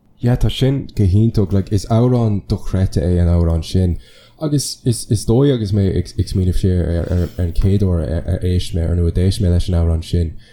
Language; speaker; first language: Irish; non-native, local second language; English